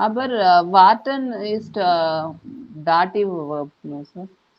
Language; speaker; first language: German; non-native, learner; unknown